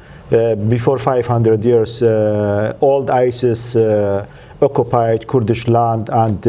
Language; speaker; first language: English; non-native, learner; Central Kurdish